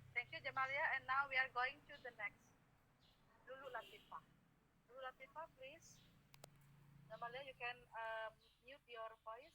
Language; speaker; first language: English; non-native, fluent; Indonesian